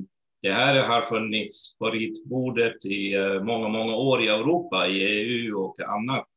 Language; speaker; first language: Swedish; non-native, fluent; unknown